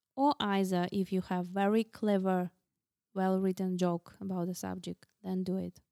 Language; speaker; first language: English; non-native, fluent; Russian